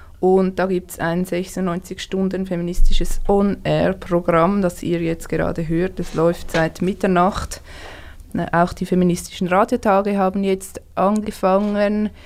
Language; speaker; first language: German; native; German